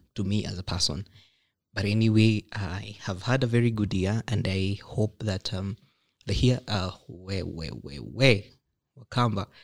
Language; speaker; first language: English; non-native, local second language; Kikuyu